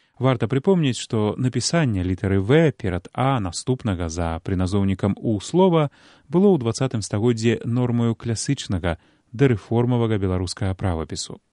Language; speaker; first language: Belarusian; native; Belarusian